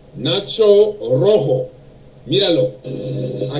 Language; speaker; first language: Spanish; non-native, learner; English